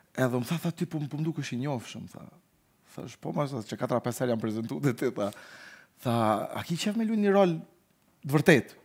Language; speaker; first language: Albanian; native; Albanian